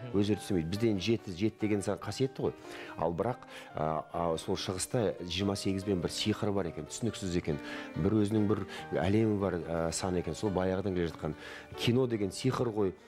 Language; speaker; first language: Kazakh; native; Kazakh